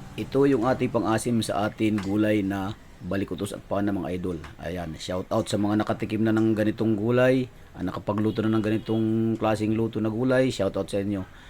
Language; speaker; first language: Filipino; non-native, local second language; Waray